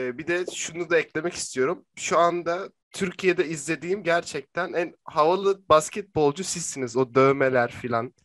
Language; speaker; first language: Turkish; native; Turkish